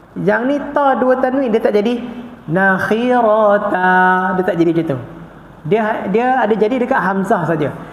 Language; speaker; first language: Malay; native; Malay